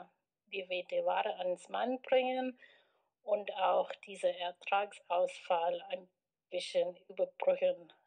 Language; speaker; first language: German; non-native, fluent; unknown